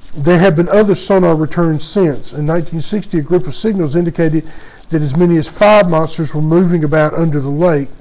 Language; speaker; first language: English; native; English